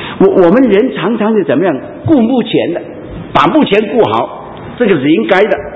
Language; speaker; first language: Chinese; non-native, local second language; Cantonese